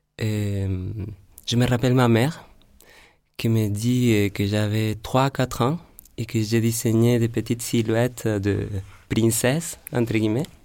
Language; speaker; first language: French; non-native, fluent; Spanish